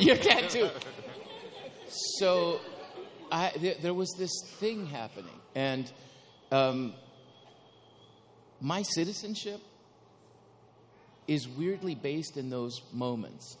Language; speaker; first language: English; early bilingual, other home language; Spanish